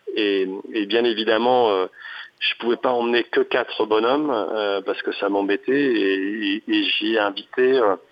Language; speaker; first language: French; native; French